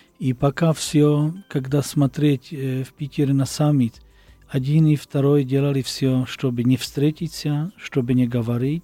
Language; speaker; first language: Russian; non-native, learner; Slovak